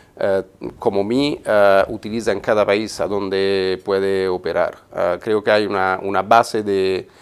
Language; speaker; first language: Spanish; non-native, fluent; Italian